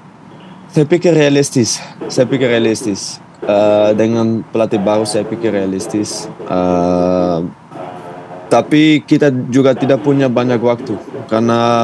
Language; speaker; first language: Indonesian; non-native, fluent; Dutch